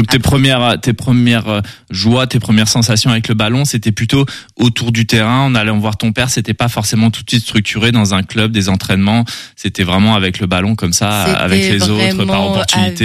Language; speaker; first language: French; native; French